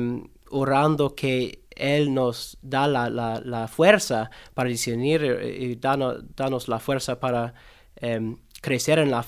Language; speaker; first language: Spanish; non-native, learner; English